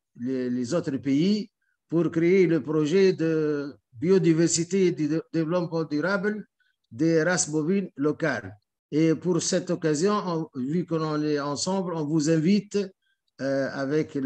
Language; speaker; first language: French; non-native, local second language; Arabic